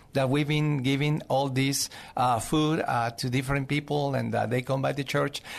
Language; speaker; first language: English; non-native, fluent; Spanish